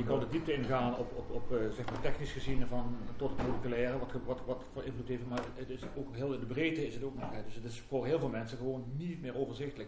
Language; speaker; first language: Dutch; native; Dutch